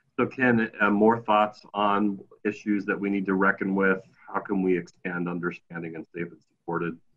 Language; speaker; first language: English; native; English